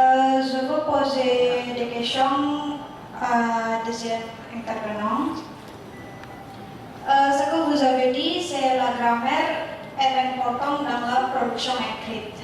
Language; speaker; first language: French; non-native, learner; Indonesian